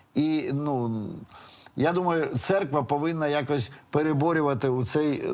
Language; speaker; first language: Ukrainian; native; Ukrainian